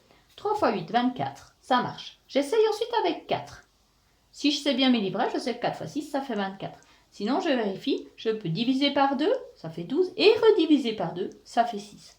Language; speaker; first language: French; native; French